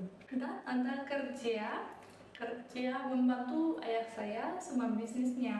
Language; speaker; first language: Indonesian; early bilingual, other home language; Russian